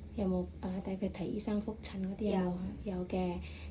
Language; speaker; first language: Cantonese; native; Cantonese